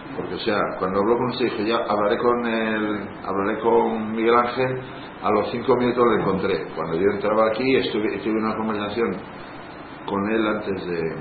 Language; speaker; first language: Spanish; native; Spanish